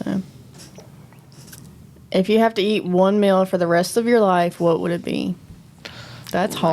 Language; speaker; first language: English; native; English